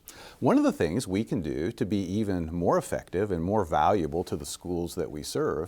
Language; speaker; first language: English; native; English